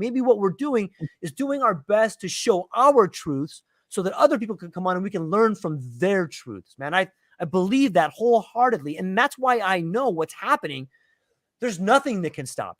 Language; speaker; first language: English; native; English